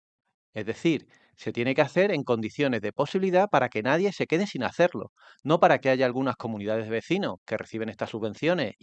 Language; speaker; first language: Spanish; native; Spanish